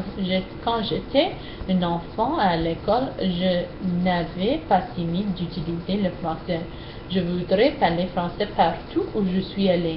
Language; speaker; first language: French; non-native, learner; English